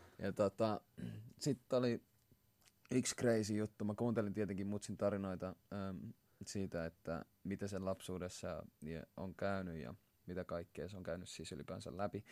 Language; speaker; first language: Finnish; early bilingual, other home language; Swahili